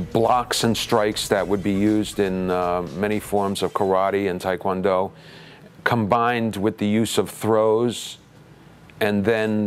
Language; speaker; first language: English; native; English